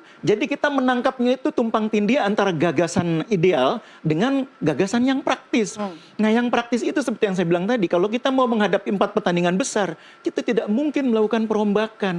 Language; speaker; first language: Indonesian; native; Indonesian